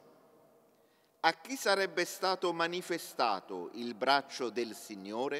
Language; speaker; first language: Italian; native; Italian